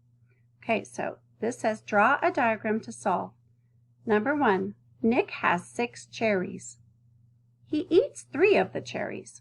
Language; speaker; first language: English; native; English